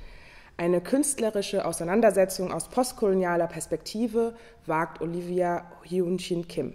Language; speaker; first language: German; native; German